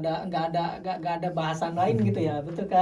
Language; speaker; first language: Indonesian; native; Indonesian